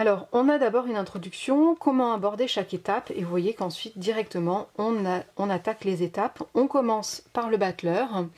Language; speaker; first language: French; native; French